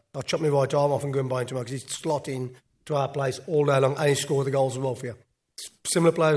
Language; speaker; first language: English; native; English